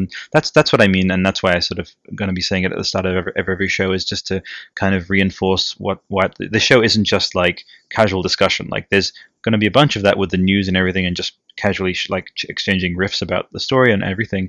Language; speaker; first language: English; non-native, fluent; Italian